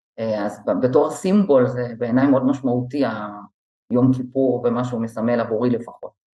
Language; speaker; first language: Hebrew; native; Hebrew